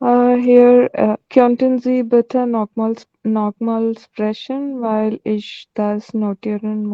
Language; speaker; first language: German; non-native, learner; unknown